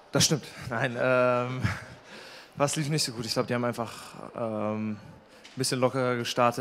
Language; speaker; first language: German; native; German